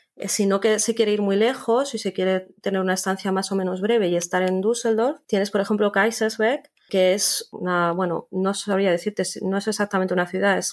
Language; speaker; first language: Spanish; native; Spanish